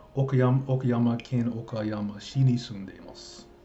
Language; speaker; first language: Japanese; non-native, learner; English